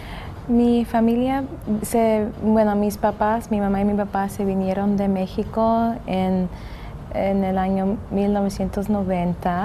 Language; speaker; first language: Spanish; early bilingual, heritage; English